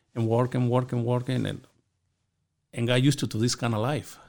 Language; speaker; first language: English; non-native, learner; Spanish